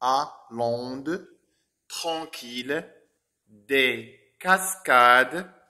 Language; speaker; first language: French; non-native, local second language; Arabic